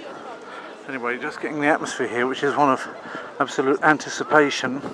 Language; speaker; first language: English; native; English